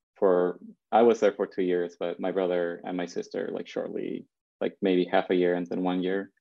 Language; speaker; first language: English; early bilingual, other home language; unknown